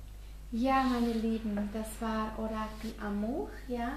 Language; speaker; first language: German; non-native, fluent; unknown